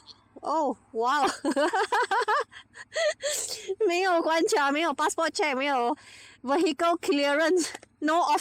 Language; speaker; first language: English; non-native, local second language; Chinese